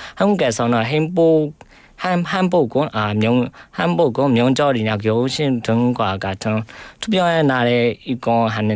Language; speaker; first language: Korean; non-native, learner; Burmese